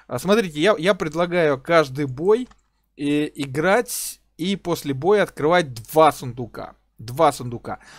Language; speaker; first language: Russian; native; Russian